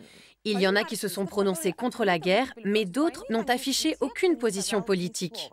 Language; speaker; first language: French; native; French